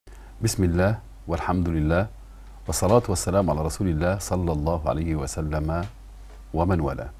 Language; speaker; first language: Arabic; native; Arabic